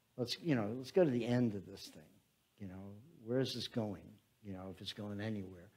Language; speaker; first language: English; native; English